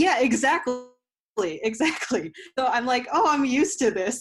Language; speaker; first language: English; native; English